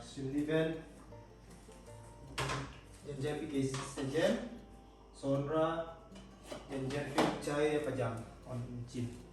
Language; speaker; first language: Turkish; non-native, learner; Indonesian